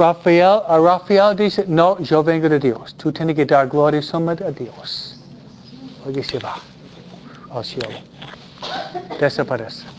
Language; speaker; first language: Spanish; non-native, fluent; English